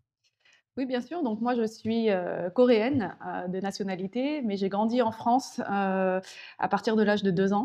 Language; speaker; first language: French; early bilingual, other home language; Korean